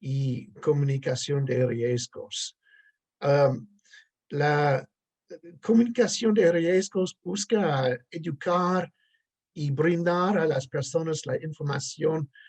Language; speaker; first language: Spanish; non-native, fluent; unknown